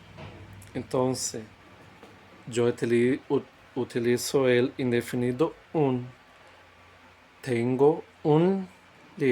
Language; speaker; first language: Spanish; non-native, fluent; Portuguese